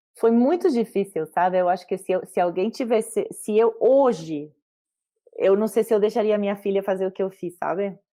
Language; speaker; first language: Portuguese; non-native, fluent; Spanish